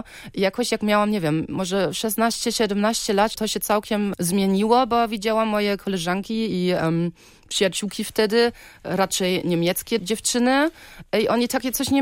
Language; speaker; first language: Polish; early bilingual, heritage; Polish